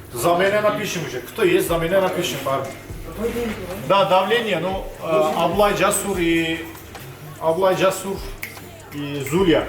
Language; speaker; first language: Russian; non-native, learner; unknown